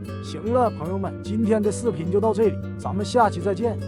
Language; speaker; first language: Chinese; native; Chinese